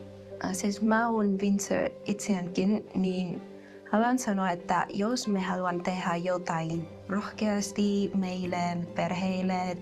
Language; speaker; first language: Finnish; non-native, learner; Vietnamese